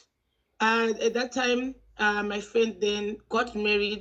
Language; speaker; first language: English; non-native, local second language; Shona